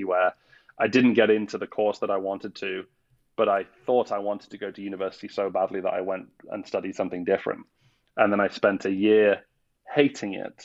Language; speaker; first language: English; native; English